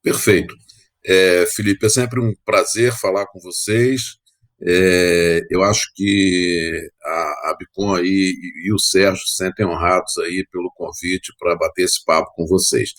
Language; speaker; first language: Portuguese; native; Portuguese